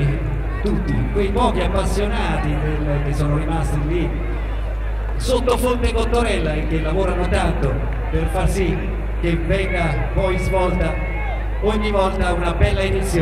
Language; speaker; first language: Italian; native; Italian